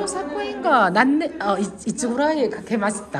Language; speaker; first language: Japanese; non-native, learner; Korean